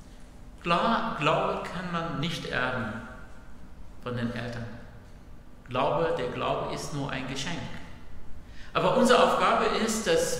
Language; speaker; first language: German; non-native, fluent; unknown